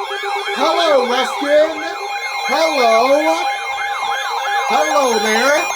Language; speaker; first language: English; native; English